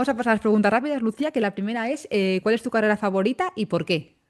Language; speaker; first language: Spanish; native; Spanish